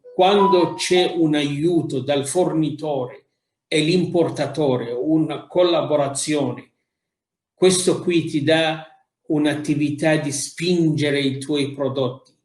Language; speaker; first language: Italian; non-native, fluent; Arabic